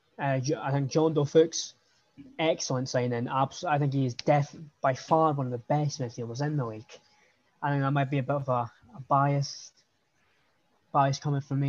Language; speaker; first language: English; native; English